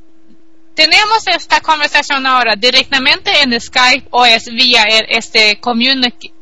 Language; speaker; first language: Spanish; non-native, learner; Swedish